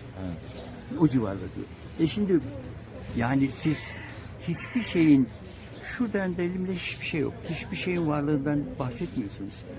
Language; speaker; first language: Turkish; native; Turkish